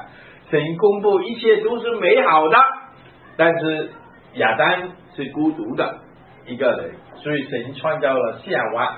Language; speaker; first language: Chinese; native; Chinese